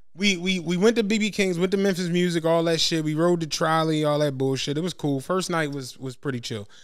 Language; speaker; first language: English; native; English